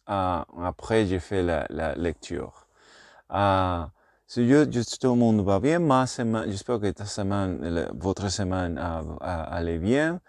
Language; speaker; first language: French; non-native, learner; Spanish